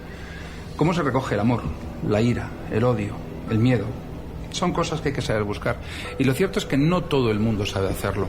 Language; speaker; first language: Spanish; native; Spanish